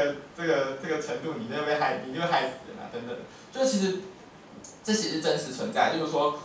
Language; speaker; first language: Chinese; native; Chinese